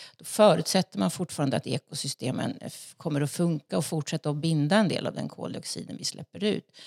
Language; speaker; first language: Swedish; native; Swedish